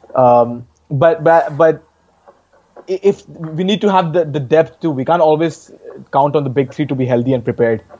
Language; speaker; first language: English; non-native, local second language; Hindi